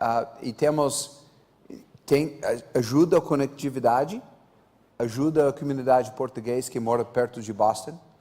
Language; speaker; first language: Portuguese; non-native, fluent; English